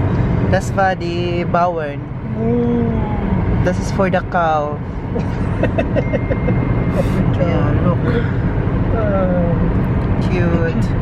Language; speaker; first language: German; non-native, learner; Filipino